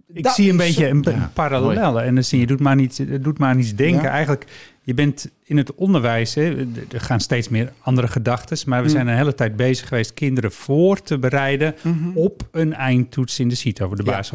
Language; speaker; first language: Dutch; native; Dutch